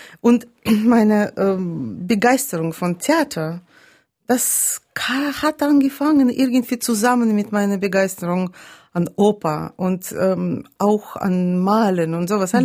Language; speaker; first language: German; non-native, fluent; Russian